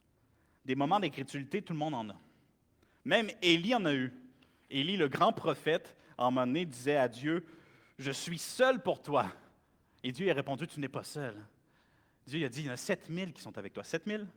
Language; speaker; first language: French; native; French